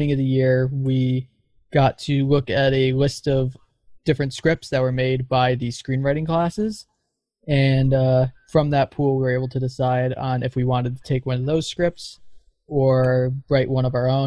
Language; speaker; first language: English; native; English